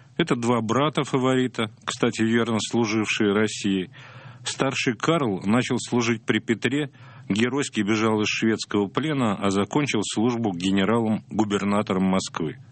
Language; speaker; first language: Russian; native; Russian